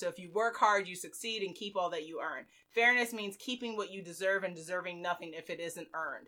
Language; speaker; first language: English; native; English